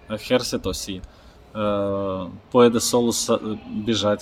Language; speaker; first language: Spanish; non-native, learner; Russian